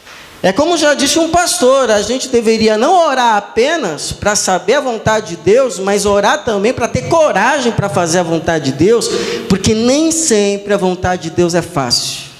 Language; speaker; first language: Portuguese; native; Portuguese